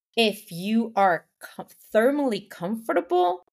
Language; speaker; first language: English; non-native, fluent; Spanish